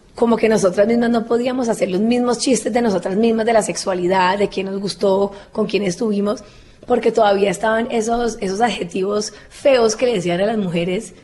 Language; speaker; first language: Spanish; native; Spanish